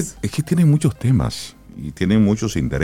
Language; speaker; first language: Spanish; native; Spanish